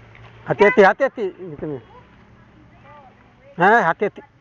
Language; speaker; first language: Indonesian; non-native, learner; Bangla